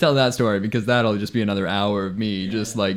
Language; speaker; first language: English; non-native, local second language; Spanish